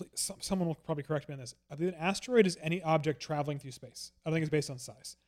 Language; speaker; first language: English; native; English